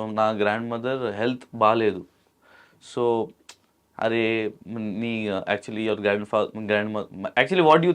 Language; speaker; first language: Telugu; non-native, local second language; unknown